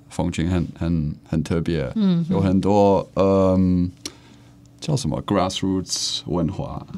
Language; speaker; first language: Chinese; non-native, learner; Czech